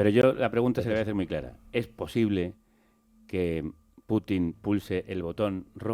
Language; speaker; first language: Spanish; native; Spanish